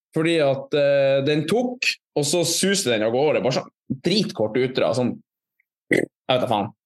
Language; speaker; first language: Norwegian; native; Norwegian